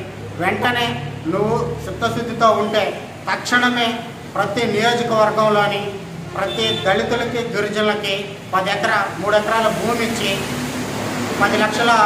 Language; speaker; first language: Telugu; native; Telugu